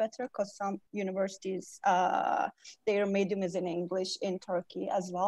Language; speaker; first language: English; non-native, fluent; Turkish